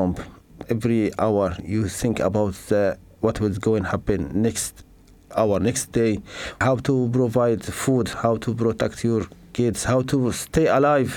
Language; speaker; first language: English; non-native, learner; Arabic